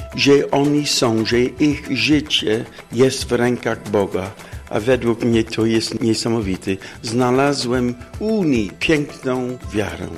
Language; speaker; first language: Polish; non-native, fluent; English